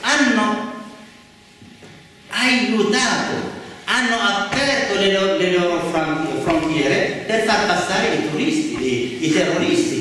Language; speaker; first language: Italian; non-native, fluent; Arabic